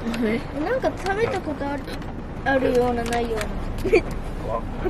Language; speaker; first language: Japanese; early bilingual, other home language; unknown